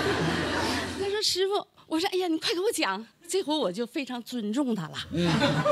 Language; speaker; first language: Chinese; native; Chinese